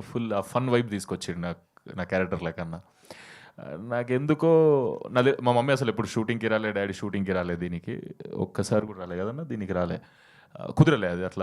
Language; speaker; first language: Telugu; native; Telugu